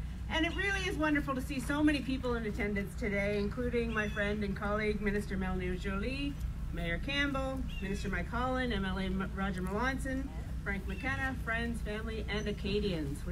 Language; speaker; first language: English; native; English